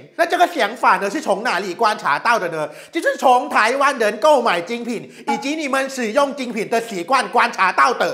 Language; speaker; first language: Chinese; non-native, fluent; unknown